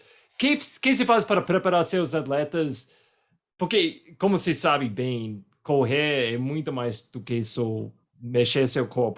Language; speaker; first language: Portuguese; non-native, fluent; English